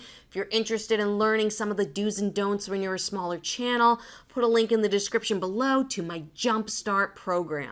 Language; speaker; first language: English; native; English